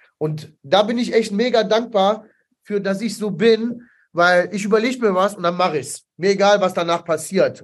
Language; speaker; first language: German; early bilingual, other home language; Italian